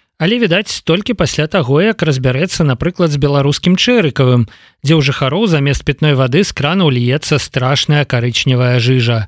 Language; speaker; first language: Belarusian; native; Belarusian